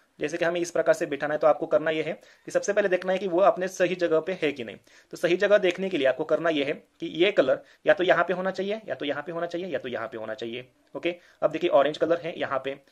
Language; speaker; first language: Hindi; non-native, local second language; Marathi